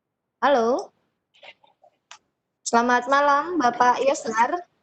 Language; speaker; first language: Indonesian; native; Indonesian